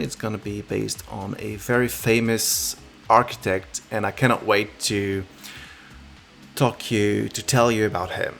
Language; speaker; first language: English; non-native, fluent; French